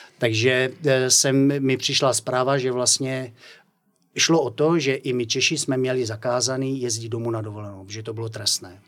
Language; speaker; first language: Czech; native; Czech